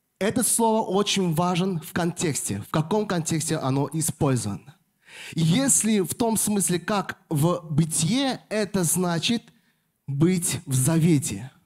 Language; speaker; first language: Russian; non-native, fluent; Korean